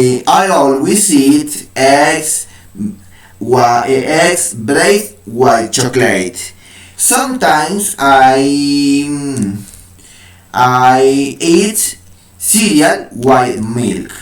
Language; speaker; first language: English; non-native, learner; Spanish